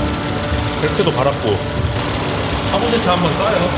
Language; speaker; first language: Korean; native; Korean